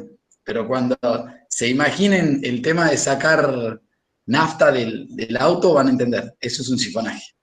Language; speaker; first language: Spanish; native; Spanish